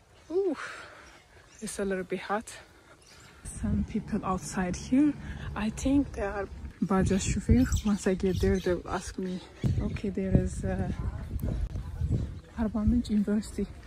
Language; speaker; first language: English; non-native, fluent; Amharic